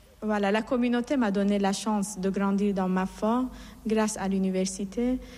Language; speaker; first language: French; non-native, fluent; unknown